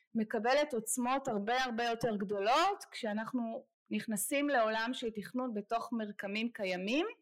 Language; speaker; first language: Hebrew; native; Hebrew